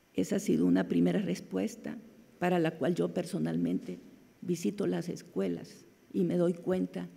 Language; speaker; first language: Spanish; native; Spanish